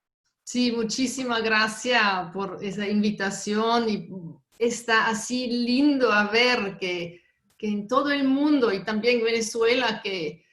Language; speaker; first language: Spanish; non-native, fluent; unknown